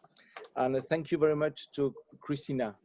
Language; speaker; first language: English; non-native, learner; French